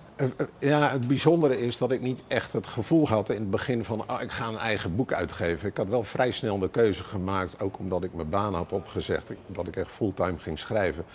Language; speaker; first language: Dutch; native; Dutch